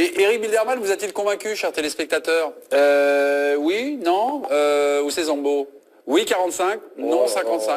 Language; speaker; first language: French; native; French